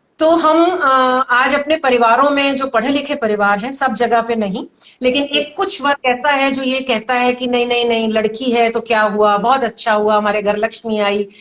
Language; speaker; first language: Hindi; native; Hindi